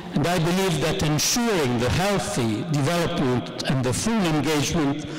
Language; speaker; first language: English; non-native, fluent; Italian